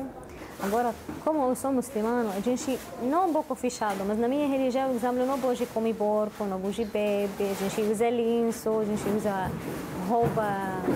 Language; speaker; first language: Portuguese; non-native, learner; Arabic